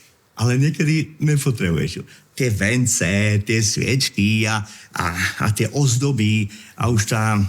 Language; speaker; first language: Slovak; native; Slovak